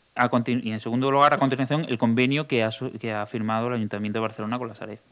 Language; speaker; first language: Spanish; native; Spanish